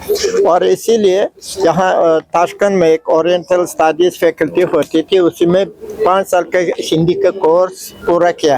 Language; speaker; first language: Hindi; non-native, fluent; Uzbek